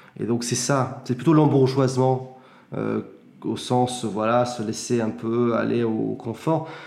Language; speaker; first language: French; early bilingual, heritage; French